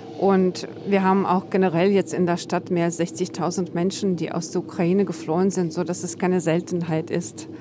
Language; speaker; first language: German; non-native, fluent; Ukrainian